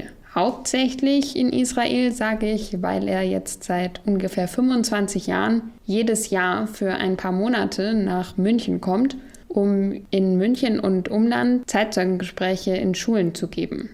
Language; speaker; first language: German; native; German